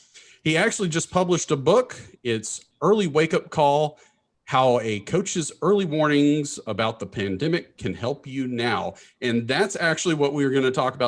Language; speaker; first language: English; native; English